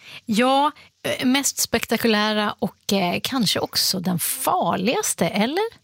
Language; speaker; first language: Swedish; native; Swedish